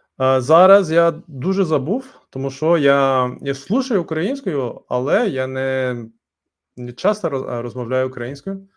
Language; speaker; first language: Ukrainian; non-native, learner; Portuguese